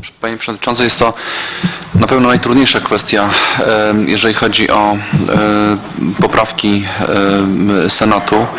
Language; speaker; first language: Polish; native; Polish